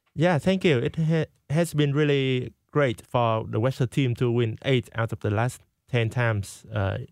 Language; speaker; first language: English; non-native, fluent; Vietnamese